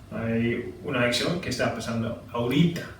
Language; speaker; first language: Spanish; non-native, fluent; English